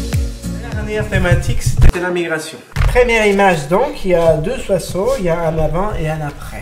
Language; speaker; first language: French; non-native, fluent; Spanish